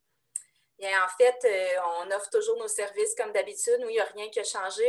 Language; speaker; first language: French; native; French